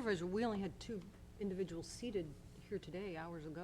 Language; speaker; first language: English; native; English